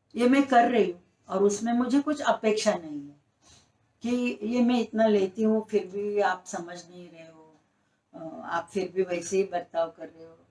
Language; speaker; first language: Hindi; non-native, local second language; Marathi